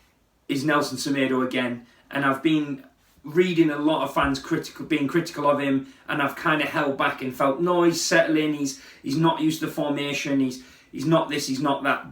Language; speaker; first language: English; native; English